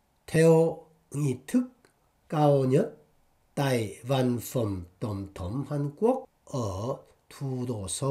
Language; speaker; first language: Vietnamese; non-native, fluent; Korean